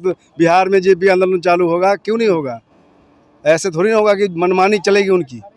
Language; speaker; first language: Hindi; native; Hindi